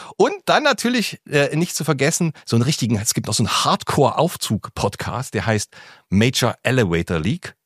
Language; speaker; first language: German; native; German